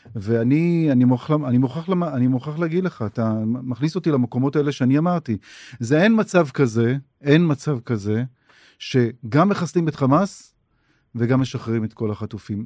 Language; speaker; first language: Hebrew; native; Hebrew